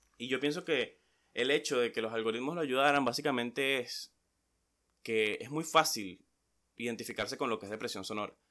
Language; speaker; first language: Spanish; native; Spanish